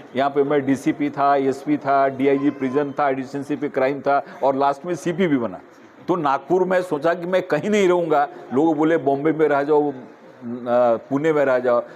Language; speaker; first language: Hindi; native; Hindi